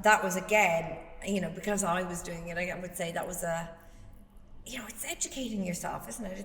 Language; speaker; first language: English; native; English